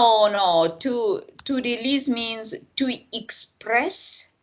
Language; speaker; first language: English; non-native, fluent; Russian